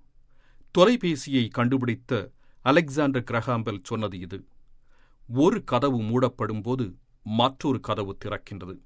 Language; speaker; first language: Tamil; native; Tamil